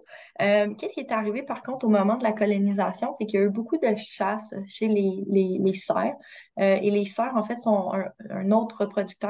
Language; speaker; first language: French; native; French